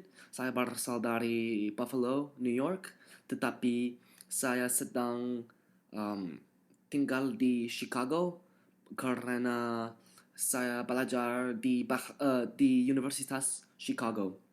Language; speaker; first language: Indonesian; non-native, learner; English